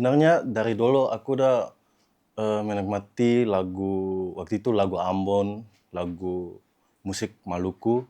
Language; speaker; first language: Indonesian; early bilingual, heritage; Dutch